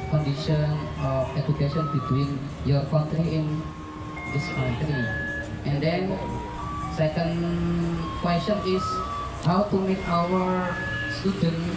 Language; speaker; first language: English; non-native, learner; Indonesian